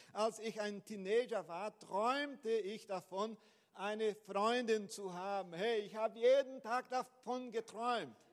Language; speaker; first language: German; non-native, fluent; Portuguese